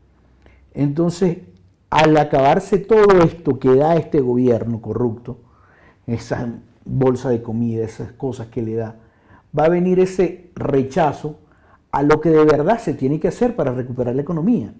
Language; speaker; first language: Spanish; native; Spanish